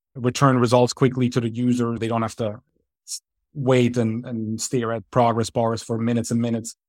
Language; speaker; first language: English; non-native, fluent; German